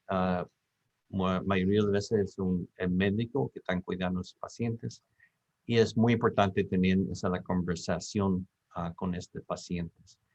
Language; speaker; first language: Spanish; non-native, fluent; English